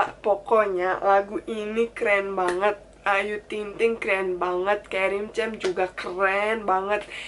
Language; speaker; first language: Indonesian; non-native, fluent; Turkish